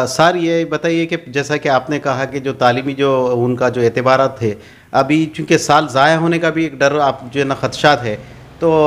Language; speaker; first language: Urdu; native; Urdu